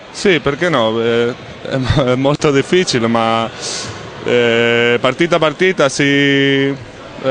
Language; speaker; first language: Italian; non-native, learner; Spanish